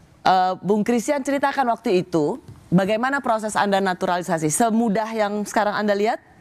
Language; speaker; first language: Indonesian; native; Indonesian